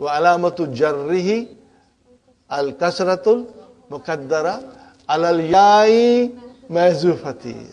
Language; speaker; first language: Arabic; non-native, fluent; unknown